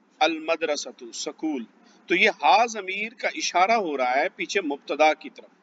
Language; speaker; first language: Urdu; native; Urdu